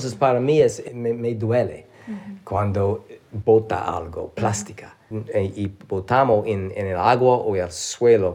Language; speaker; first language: Spanish; non-native, fluent; English